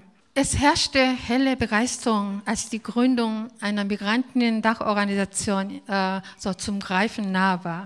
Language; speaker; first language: German; non-native, fluent; Korean